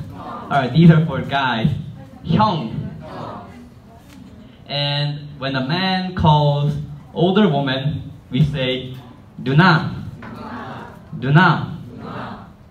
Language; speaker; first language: English; non-native, fluent; Korean